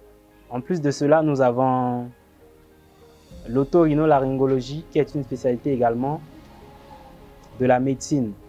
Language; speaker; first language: French; non-native, local second language; Sango